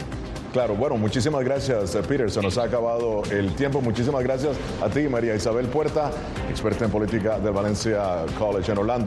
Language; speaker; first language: Spanish; native; Spanish